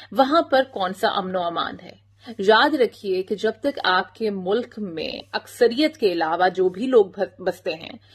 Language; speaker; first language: Urdu; native; Urdu